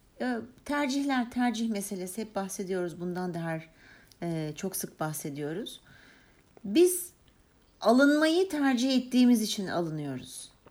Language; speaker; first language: Turkish; native; Turkish